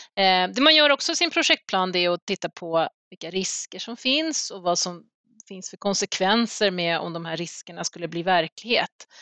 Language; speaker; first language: Swedish; native; Swedish